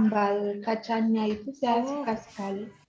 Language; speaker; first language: Indonesian; non-native, fluent; Malagasy